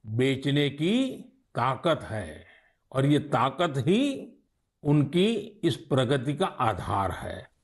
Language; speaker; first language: Hindi; native; Hindi